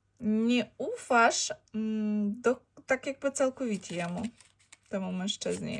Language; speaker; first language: Polish; non-native, learner; Ukrainian